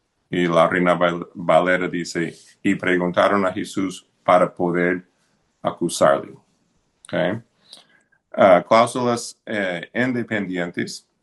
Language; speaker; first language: Spanish; non-native, fluent; English